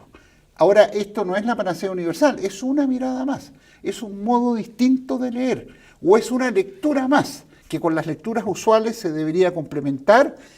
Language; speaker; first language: Spanish; native; Spanish